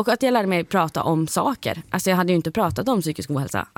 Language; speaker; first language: Swedish; native; Swedish